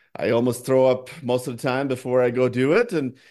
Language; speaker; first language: English; non-native, fluent; Norwegian